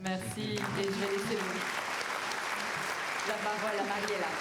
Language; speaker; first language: French; native; French